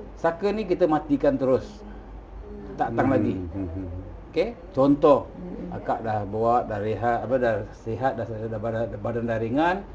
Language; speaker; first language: Malay; native; Malay